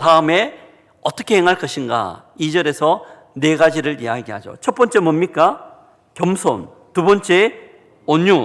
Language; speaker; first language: Korean; native; Korean